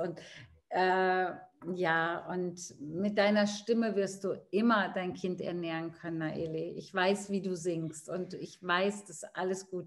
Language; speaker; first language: German; native; German